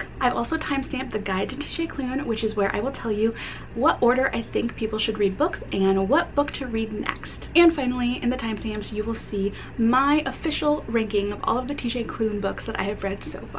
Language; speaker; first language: English; native; English